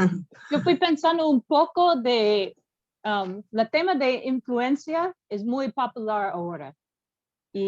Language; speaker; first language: Spanish; non-native, learner; English